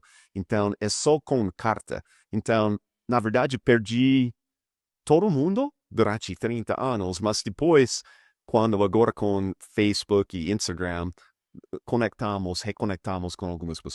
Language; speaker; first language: Portuguese; non-native, fluent; English